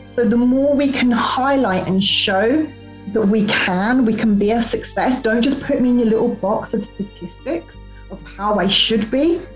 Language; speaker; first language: English; native; English